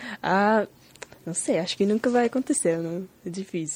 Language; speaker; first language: Portuguese; non-native, learner; Japanese